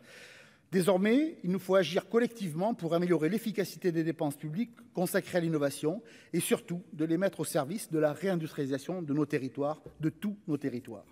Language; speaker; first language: French; native; French